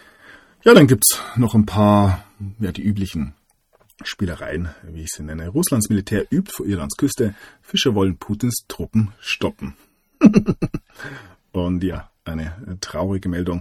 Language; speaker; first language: German; native; German